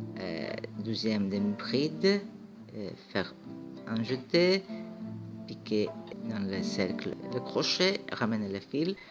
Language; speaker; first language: French; non-native, fluent; Greek